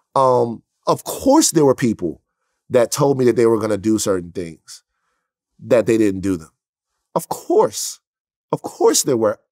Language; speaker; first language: English; native; English